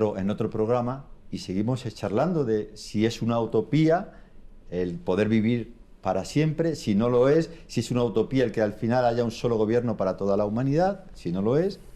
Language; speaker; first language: Spanish; native; Spanish